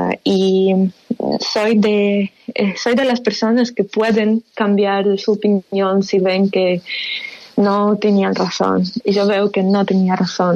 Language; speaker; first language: Spanish; non-native, fluent; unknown